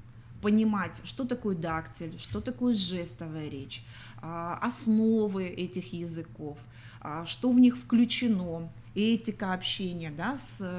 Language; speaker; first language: Russian; native; Russian